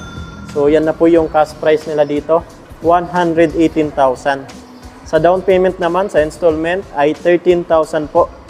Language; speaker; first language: Filipino; native; Filipino